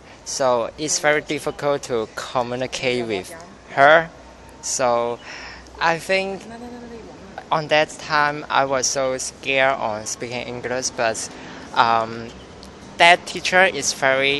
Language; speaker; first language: English; non-native, local second language; Cantonese